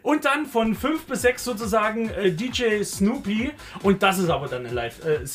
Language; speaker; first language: German; native; German